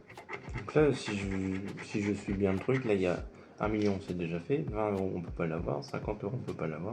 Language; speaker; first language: French; native; French